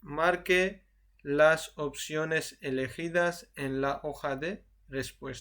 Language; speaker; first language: Spanish; non-native, fluent; Urdu